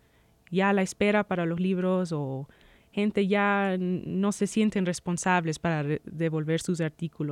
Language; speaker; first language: Spanish; early bilingual, heritage; Spanish